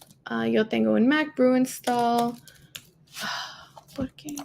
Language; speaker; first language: Spanish; non-native, learner; English